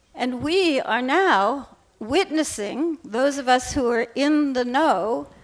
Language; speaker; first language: English; native; English